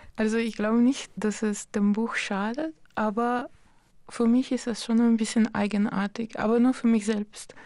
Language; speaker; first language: German; non-native, fluent; Slovenian